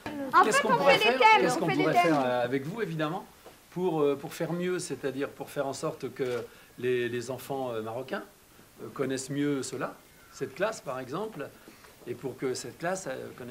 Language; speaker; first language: French; native; French